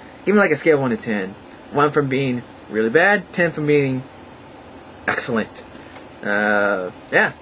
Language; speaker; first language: English; native; English